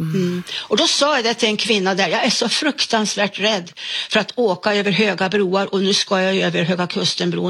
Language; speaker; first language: Swedish; native; Swedish